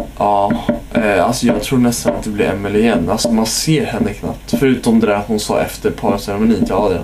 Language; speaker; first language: Swedish; native; Swedish